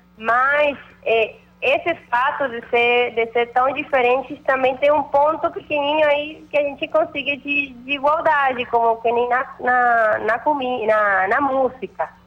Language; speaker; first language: Portuguese; non-native, fluent; Spanish